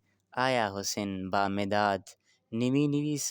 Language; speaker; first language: Persian; non-native, fluent; Urdu